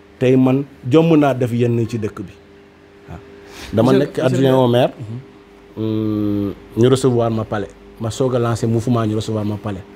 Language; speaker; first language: Wolof; non-native, local second language; Fula